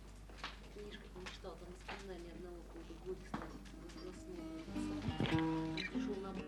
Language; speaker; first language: Russian; native; Russian